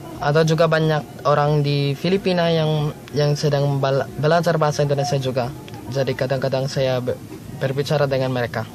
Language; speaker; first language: Indonesian; non-native, learner; Filipino